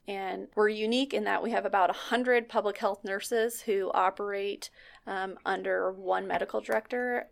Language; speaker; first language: English; native; English